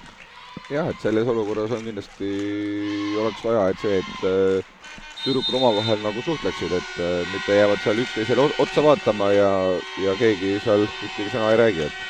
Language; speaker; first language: Estonian; native; Estonian